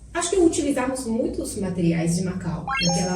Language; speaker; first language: Portuguese; non-native, fluent; Chinese